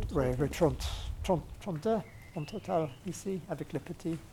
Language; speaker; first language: French; non-native, learner; English